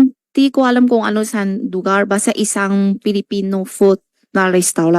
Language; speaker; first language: Filipino; non-native, local second language; Chinese